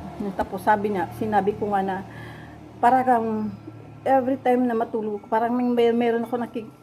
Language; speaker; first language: Filipino; non-native, local second language; Cebuano